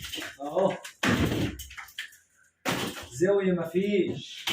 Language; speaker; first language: Arabic; native; Arabic